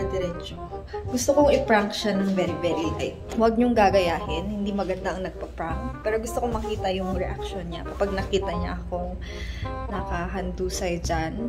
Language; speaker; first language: Filipino; native; Filipino